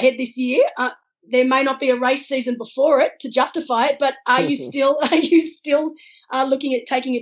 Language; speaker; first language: English; native; English